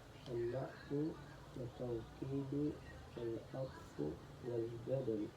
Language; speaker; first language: Arabic; non-native, learner; Indonesian